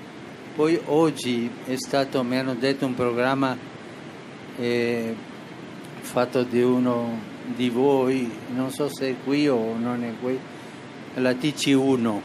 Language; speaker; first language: Italian; early bilingual, heritage; Spanish